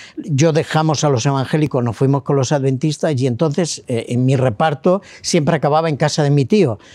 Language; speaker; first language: Spanish; native; Spanish